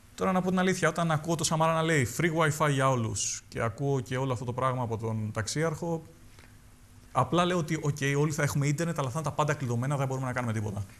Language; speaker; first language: Greek; native; Greek